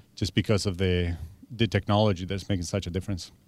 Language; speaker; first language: English; early bilingual, other home language; Spanish